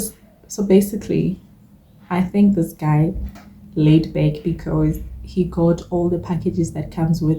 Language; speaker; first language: English; non-native, local second language; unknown